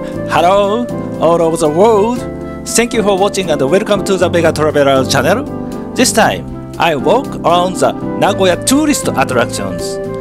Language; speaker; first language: English; non-native, learner; Japanese